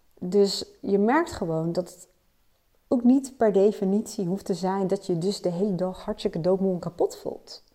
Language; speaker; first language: Dutch; native; Dutch